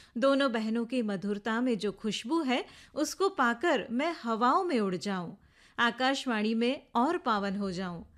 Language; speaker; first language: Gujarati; native; Gujarati